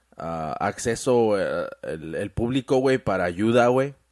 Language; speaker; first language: Spanish; early bilingual, heritage; Spanish